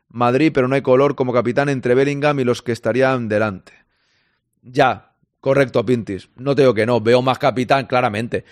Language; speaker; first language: Spanish; native; Spanish